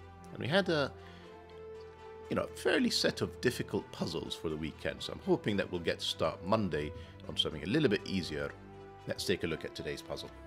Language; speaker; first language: English; native; English